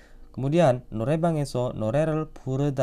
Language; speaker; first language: Korean; non-native, fluent; Indonesian